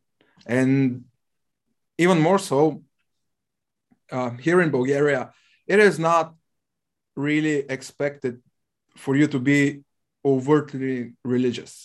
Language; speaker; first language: English; non-native, fluent; Bulgarian